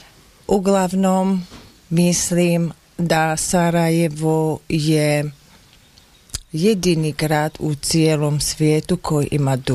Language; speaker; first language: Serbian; non-native, learner; Slovak